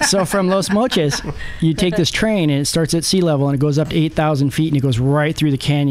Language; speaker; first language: English; native; English